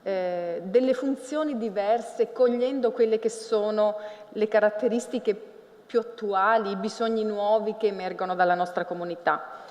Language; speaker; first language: Italian; native; Italian